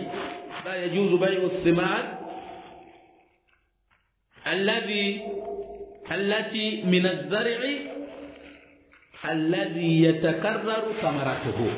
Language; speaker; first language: Arabic; non-native, fluent; Swahili